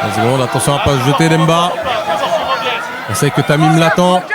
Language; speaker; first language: French; native; French